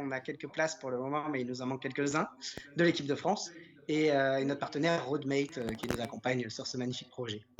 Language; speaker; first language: French; native; French